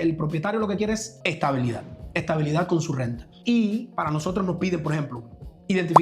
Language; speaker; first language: Spanish; native; Spanish